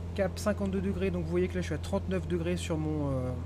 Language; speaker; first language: French; native; French